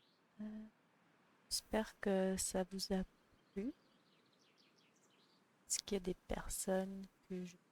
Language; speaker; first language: French; native; French